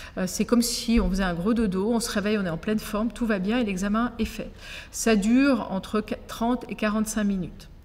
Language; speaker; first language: French; native; French